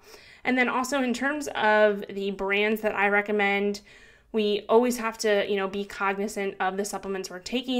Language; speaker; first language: English; native; English